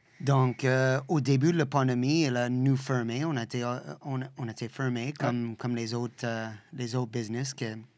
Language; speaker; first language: French; non-native, local second language; English